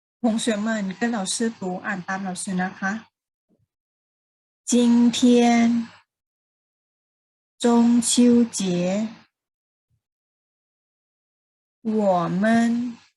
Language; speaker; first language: Chinese; non-native, fluent; Thai